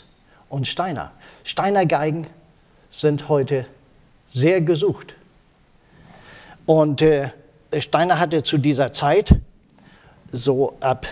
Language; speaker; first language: German; native; German